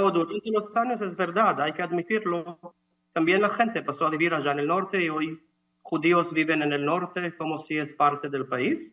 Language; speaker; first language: Spanish; non-native, fluent; Hebrew